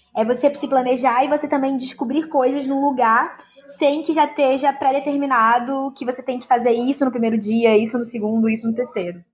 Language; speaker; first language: Portuguese; native; Portuguese